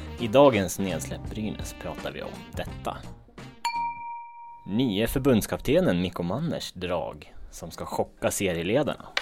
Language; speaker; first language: Swedish; native; Swedish